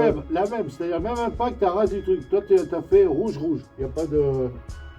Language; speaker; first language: French; native; French